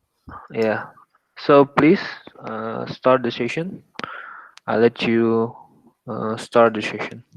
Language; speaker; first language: English; non-native, learner; Indonesian